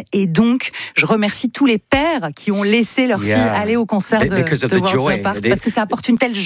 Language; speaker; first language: French; native; French